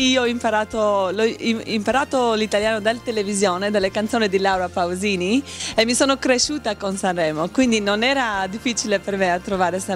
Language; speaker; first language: Italian; non-native, learner; Albanian